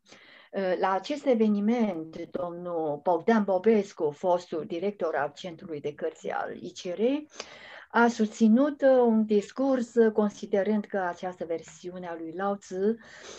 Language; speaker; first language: Romanian; non-native, fluent; Chinese